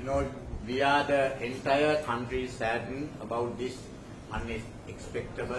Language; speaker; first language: English; non-native, local second language; Sinhala